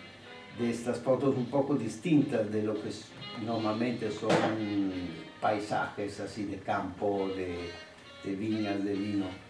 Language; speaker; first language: Spanish; non-native, fluent; Italian